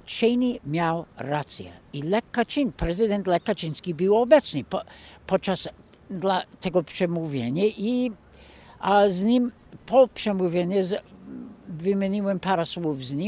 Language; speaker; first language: Polish; non-native, fluent; English